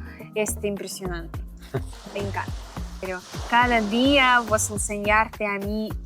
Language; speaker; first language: Spanish; non-native, learner; Russian